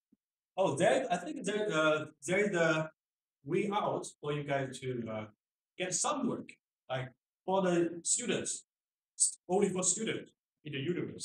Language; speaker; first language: English; non-native, fluent; Chinese